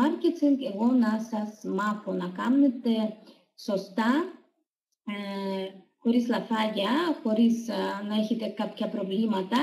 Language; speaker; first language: Greek; non-native, learner; Russian